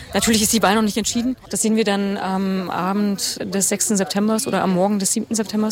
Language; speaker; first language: German; native; German